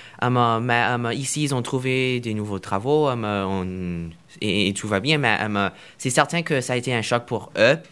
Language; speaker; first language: French; non-native, fluent; Chinese